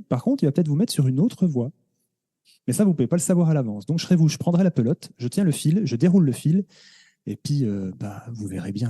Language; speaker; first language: French; native; French